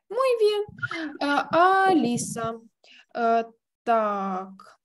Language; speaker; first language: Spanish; non-native, fluent; Ukrainian